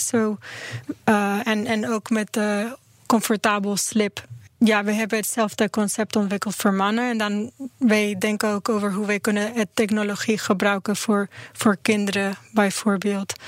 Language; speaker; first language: Dutch; non-native, learner; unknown